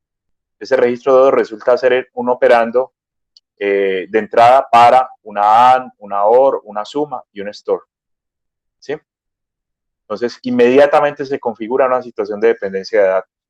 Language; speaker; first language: Spanish; native; Spanish